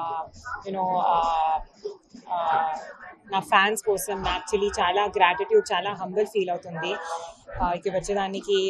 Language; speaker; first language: Telugu; non-native, learner; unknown